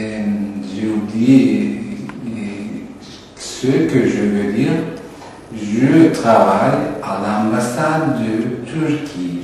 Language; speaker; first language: French; non-native, fluent; Turkish